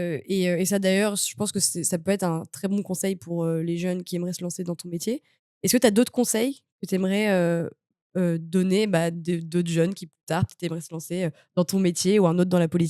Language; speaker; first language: French; native; French